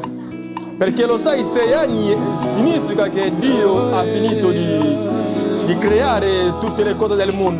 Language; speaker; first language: Italian; non-native, fluent; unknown